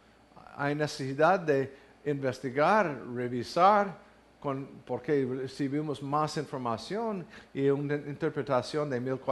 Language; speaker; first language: Spanish; non-native, learner; English